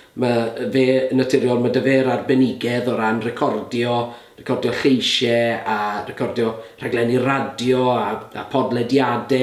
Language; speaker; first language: Welsh; native; Welsh